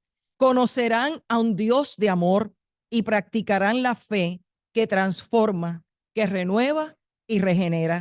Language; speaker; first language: Spanish; native; Spanish